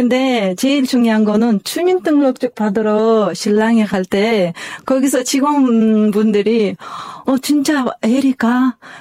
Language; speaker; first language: Korean; non-native, fluent; Kyrgyz